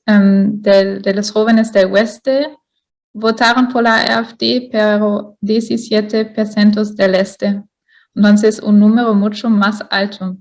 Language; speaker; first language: Spanish; non-native, fluent; German